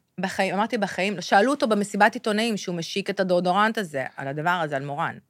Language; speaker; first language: Hebrew; native; Hebrew